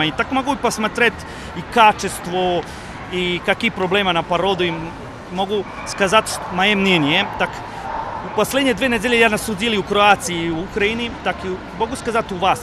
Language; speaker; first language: Russian; non-native, learner; Serbian